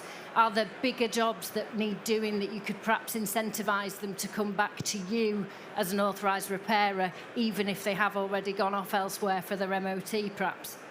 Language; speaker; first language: English; native; English